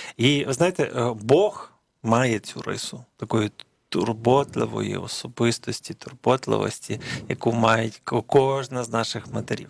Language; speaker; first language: Ukrainian; native; Ukrainian